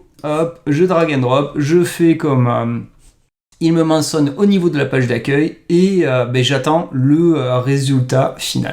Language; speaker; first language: French; native; French